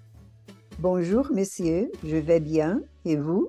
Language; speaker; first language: French; non-native, fluent; Portuguese